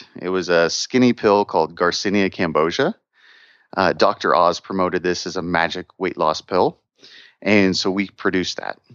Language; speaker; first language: English; native; English